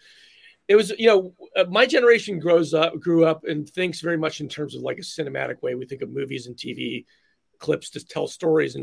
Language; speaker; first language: English; native; English